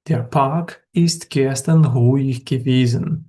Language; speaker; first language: German; non-native, fluent; Ukrainian